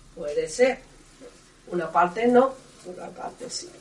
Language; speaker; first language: Spanish; non-native, learner; Chinese